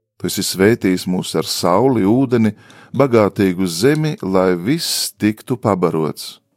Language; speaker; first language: Latvian; native; Latvian